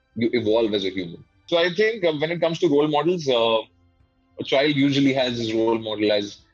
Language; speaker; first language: English; non-native, local second language; Hindi